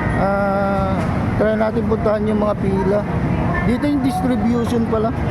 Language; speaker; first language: Filipino; non-native, local second language; Iloko